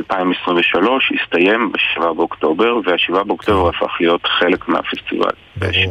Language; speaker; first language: Hebrew; native; Hebrew